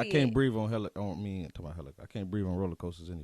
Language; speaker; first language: English; native; English